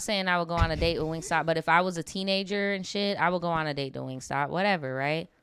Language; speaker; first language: English; native; English